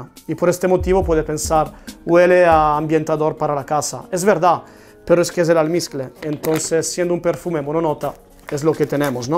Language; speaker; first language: Spanish; non-native, fluent; Italian